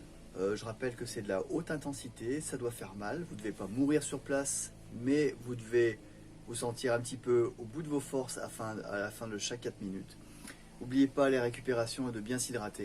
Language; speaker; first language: French; native; French